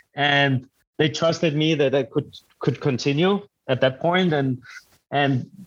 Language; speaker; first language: English; non-native, fluent; Danish